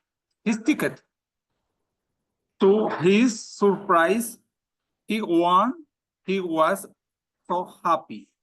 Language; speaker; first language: English; non-native, learner; Spanish